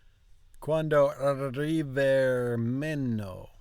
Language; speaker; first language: Italian; non-native, learner; English